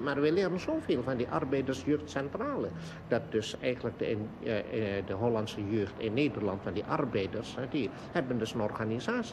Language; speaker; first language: Dutch; non-native, local second language; Indonesian